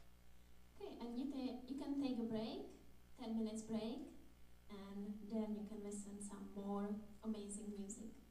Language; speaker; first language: English; non-native, fluent; Czech